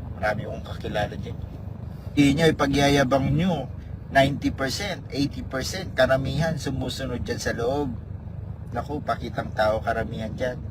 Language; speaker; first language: Filipino; native; Filipino